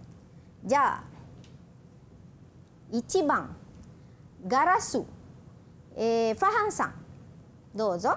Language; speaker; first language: Japanese; non-native, fluent; Malay